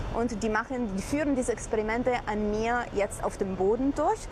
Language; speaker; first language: German; non-native, fluent; Italian